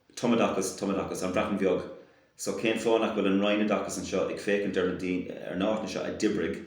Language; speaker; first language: Irish; non-native, local second language; English